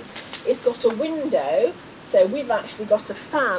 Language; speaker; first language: English; native; English